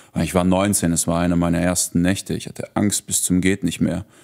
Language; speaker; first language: German; early bilingual, heritage; Russian